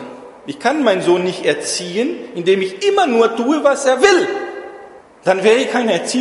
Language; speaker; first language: German; non-native, fluent; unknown